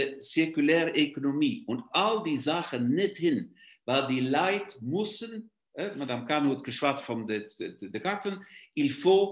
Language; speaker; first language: German; non-native, fluent; Luxembourgish